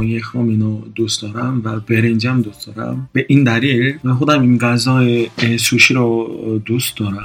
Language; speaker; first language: Persian; non-native, learner; Korean